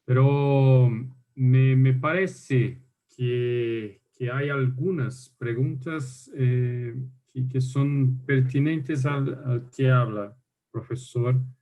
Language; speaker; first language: Spanish; non-native, fluent; Portuguese